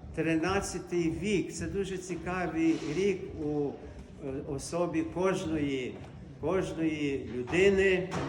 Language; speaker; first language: Ukrainian; early bilingual, heritage; Ukrainian